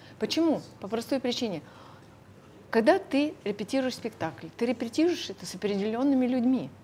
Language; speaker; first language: Russian; non-native, local second language; Lithuanian